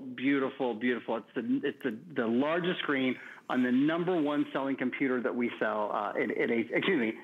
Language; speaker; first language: English; native; English